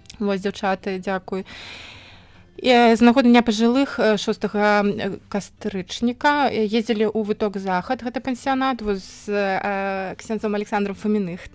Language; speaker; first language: Belarusian; native; Belarusian